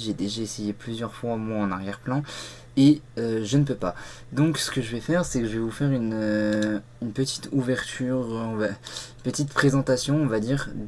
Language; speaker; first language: French; native; French